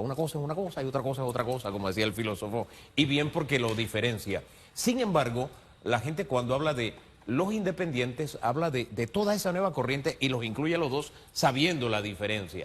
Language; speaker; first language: Spanish; native; Spanish